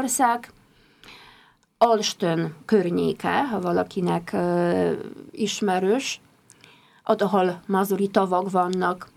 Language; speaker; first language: Hungarian; non-native, fluent; Polish